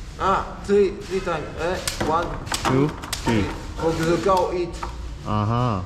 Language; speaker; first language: English; non-native, learner; French